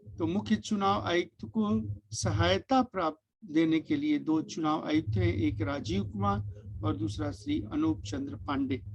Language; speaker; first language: Hindi; native; Hindi